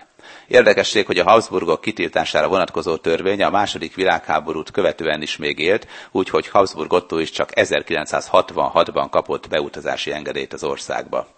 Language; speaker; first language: Hungarian; native; Hungarian